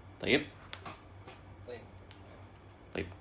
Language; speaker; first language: Arabic; non-native, fluent; Indonesian